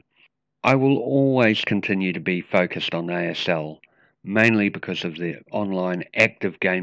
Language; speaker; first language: English; native; English